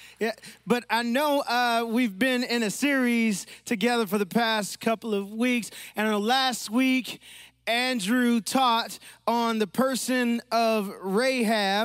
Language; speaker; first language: English; native; English